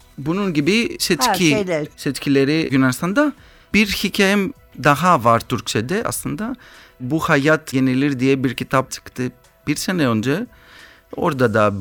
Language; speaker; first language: Turkish; non-native, learner; Greek